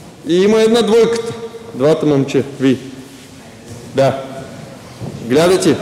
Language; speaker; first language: Bulgarian; non-native, learner; Russian